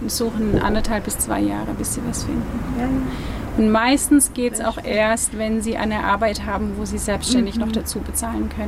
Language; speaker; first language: German; native; German